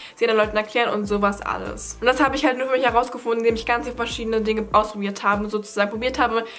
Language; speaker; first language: German; native; German